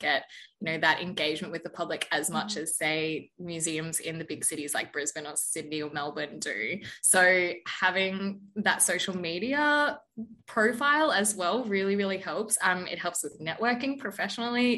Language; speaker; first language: English; native; English